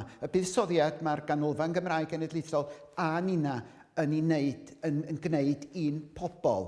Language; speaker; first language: Welsh; native; Welsh